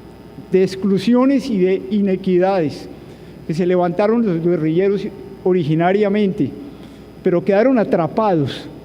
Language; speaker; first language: Spanish; native; Spanish